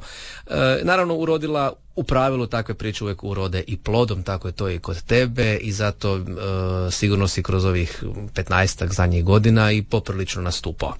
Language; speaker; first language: Serbian; native; Serbian